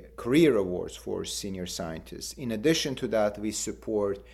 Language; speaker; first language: English; non-native, fluent; Turkish